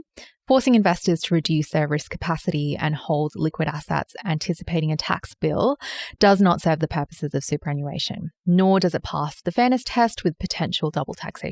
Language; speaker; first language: English; native; English